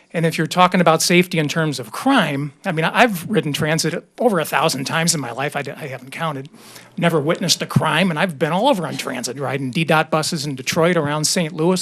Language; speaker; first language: English; native; English